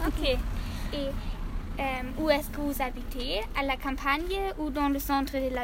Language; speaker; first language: French; non-native, learner; German